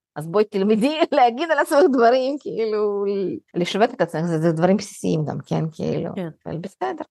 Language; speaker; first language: Hebrew; early bilingual, other home language; Russian